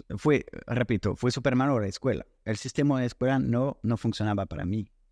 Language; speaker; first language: Spanish; non-native, fluent; French